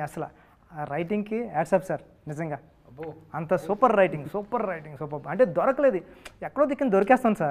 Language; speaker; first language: Telugu; native; Telugu